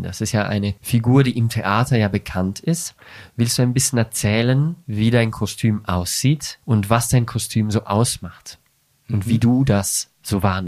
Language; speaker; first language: German; native; German